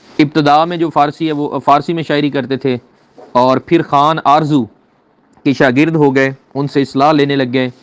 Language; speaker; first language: Urdu; native; Urdu